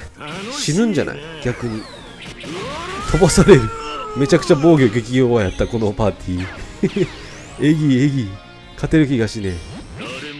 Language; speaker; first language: Japanese; native; Japanese